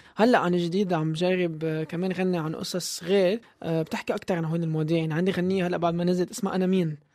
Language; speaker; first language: Arabic; native; Arabic